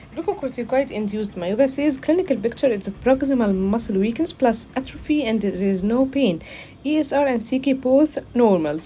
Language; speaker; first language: English; non-native, fluent; Arabic